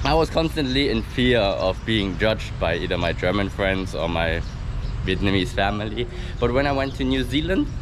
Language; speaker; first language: English; non-native, fluent; German